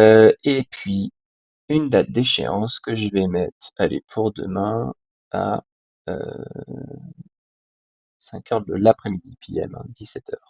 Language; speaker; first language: French; native; French